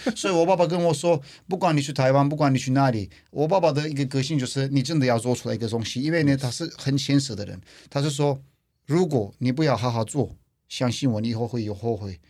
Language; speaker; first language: Chinese; non-native, fluent; Turkish